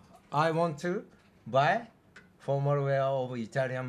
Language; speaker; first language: English; non-native, learner; Japanese